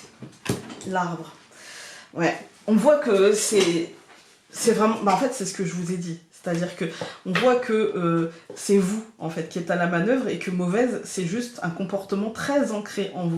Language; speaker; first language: French; native; French